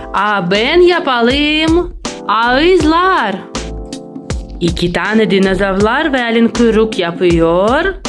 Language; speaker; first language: Turkish; non-native, learner; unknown